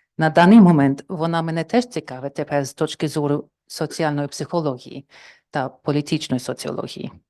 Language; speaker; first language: Ukrainian; non-native, fluent; English